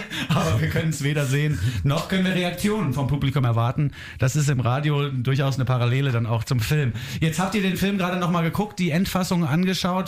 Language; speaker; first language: German; native; German